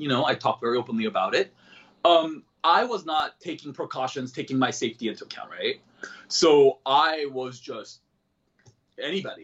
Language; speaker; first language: English; early bilingual, other home language; Korean